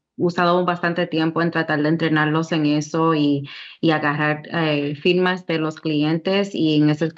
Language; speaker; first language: Spanish; early bilingual, heritage; Spanish